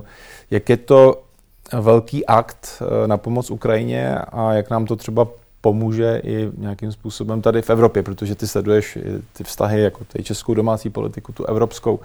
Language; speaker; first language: Czech; native; Czech